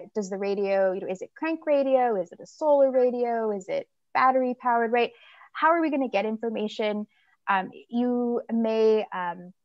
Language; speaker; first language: English; native; English